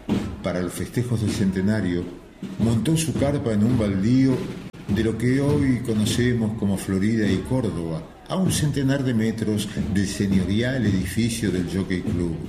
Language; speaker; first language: Spanish; native; Spanish